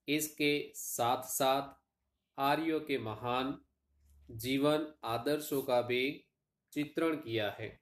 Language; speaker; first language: Hindi; non-native, local second language; Gujarati